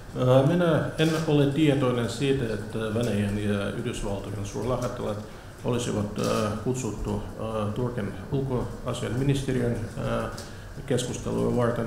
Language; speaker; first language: Finnish; non-native, fluent; Russian